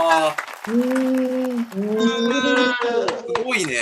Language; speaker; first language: Japanese; native; Japanese